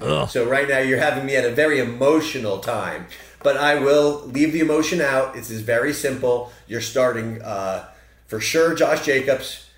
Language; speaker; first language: English; native; English